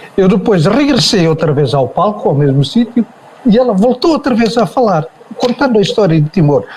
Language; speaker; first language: Portuguese; non-native, local second language; Tetum